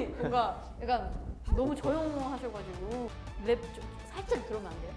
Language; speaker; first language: Korean; native; Korean